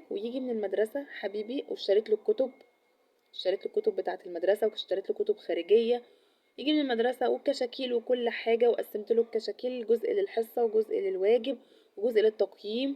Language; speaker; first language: Arabic; native; Arabic